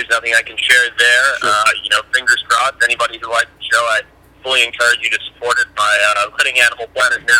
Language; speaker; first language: English; native; English